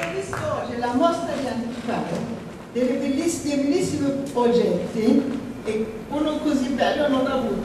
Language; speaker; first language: Italian; non-native, fluent; German